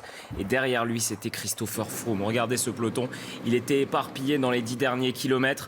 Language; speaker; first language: French; native; French